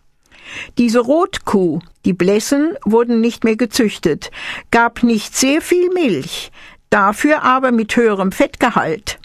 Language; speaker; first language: German; native; German